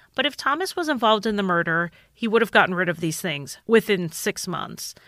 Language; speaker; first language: English; native; English